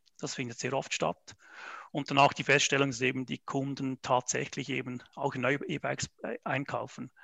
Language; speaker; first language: German; native; German